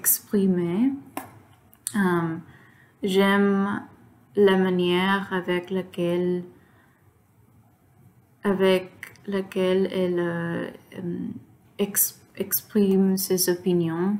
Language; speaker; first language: French; non-native, learner; Spanish